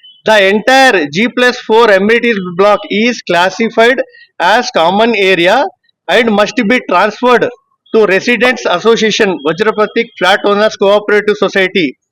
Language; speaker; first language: English; non-native, local second language; Telugu